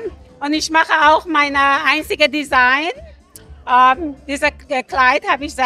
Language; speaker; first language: German; non-native, learner; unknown